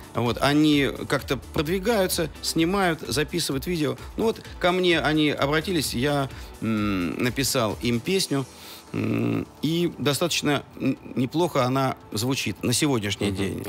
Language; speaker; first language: Russian; native; Russian